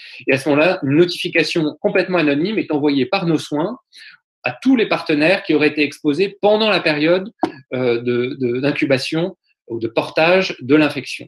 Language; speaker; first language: French; native; French